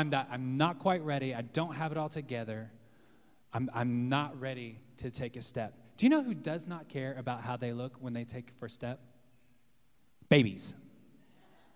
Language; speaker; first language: English; native; English